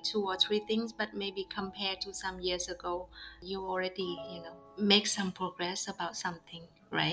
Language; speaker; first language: English; non-native, fluent; Vietnamese